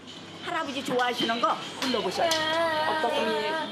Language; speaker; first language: Korean; native; Korean